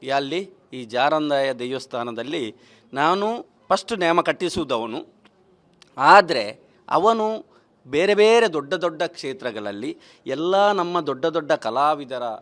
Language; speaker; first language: Kannada; non-native, local second language; Tulu